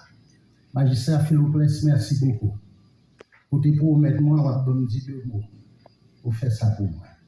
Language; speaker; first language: French; non-native, local second language; Haitian Creole